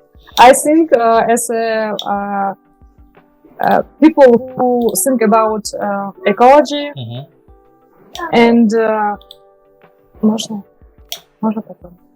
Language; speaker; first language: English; non-native, learner; Russian